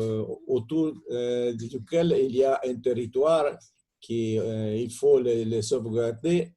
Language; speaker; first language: French; non-native, fluent; Italian